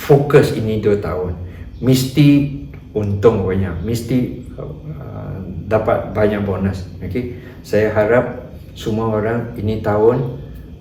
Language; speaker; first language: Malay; non-native, local second language; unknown